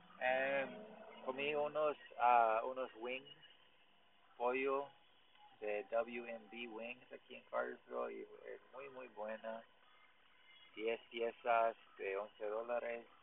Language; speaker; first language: Spanish; non-native, learner; English